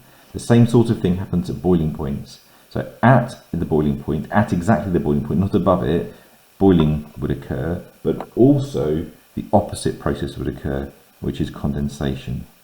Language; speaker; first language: English; native; English